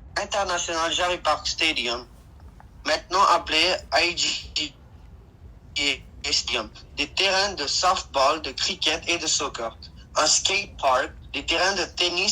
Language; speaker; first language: French; non-native, learner; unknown